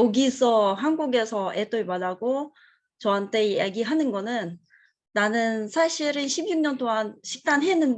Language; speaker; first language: Korean; non-native, fluent; Russian